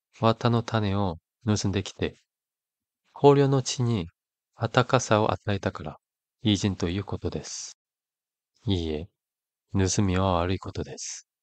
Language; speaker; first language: Japanese; non-native, fluent; Korean